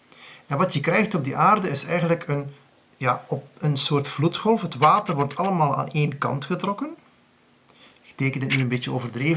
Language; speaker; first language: Dutch; native; Dutch